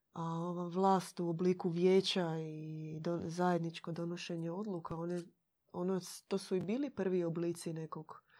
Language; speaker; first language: Croatian; native; Croatian